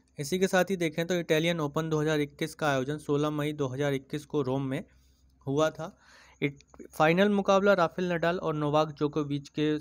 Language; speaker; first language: Hindi; native; Hindi